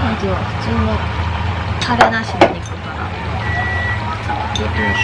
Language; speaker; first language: Japanese; non-native, fluent; Korean